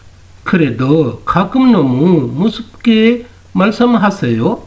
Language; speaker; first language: Korean; non-native, fluent; Urdu